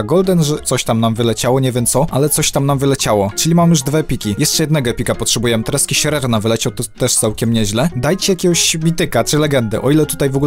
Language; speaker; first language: Polish; native; Polish